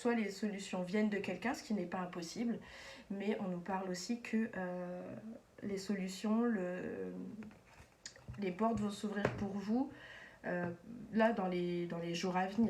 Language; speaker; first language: French; native; French